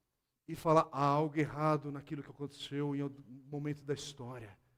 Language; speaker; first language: Portuguese; native; Portuguese